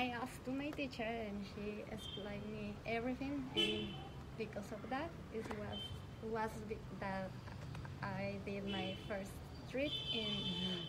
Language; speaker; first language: English; non-native, learner; Spanish